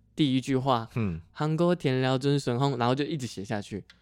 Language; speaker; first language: Chinese; non-native, local second language; Hakka Chinese